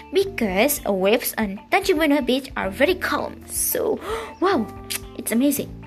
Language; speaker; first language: English; non-native, learner; Indonesian